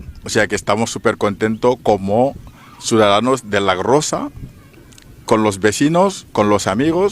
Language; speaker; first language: Spanish; non-native, fluent; Wolof